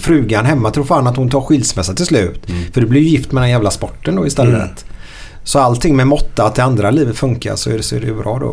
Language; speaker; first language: Swedish; native; Swedish